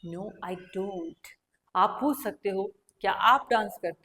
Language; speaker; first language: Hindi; native; Hindi